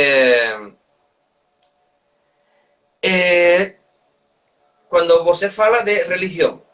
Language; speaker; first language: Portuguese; non-native, learner; Spanish